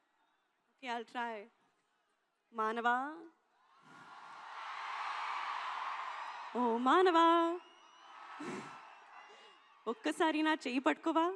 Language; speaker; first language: Telugu; non-native, learner; Hindi